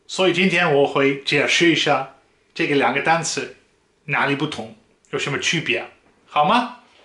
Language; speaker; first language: Chinese; non-native, fluent; Dutch